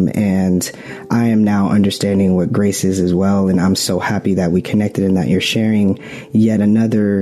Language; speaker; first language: English; native; English